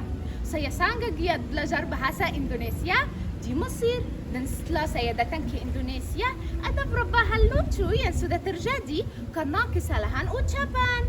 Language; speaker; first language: Indonesian; non-native, learner; Arabic